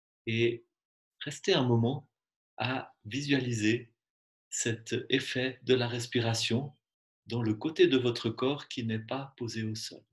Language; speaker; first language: French; native; French